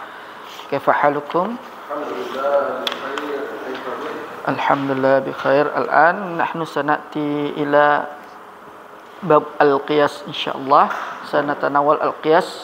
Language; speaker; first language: Arabic; non-native, learner; Malay